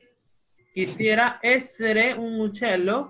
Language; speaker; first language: Italian; non-native, fluent; Spanish